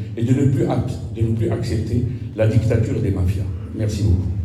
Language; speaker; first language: French; non-native, local second language; Arabic